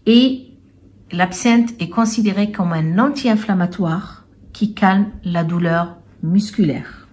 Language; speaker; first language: French; non-native, local second language; Arabic